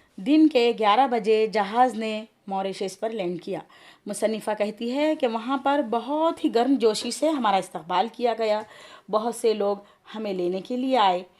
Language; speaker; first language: Urdu; native; Urdu